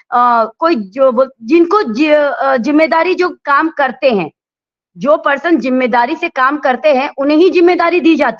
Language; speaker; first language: Hindi; native; Hindi